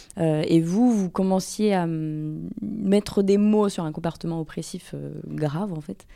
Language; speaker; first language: French; native; French